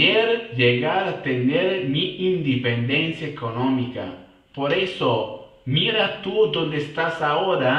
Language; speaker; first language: Spanish; non-native, fluent; Italian